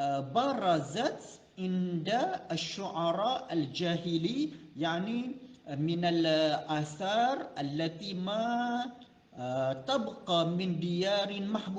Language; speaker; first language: Arabic; non-native, fluent; Malay